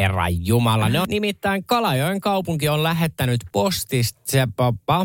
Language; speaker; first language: Finnish; native; Finnish